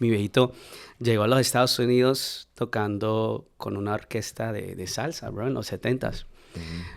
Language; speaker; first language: Spanish; early bilingual, heritage; Spanish